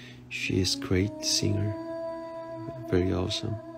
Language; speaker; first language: English; non-native, learner; Korean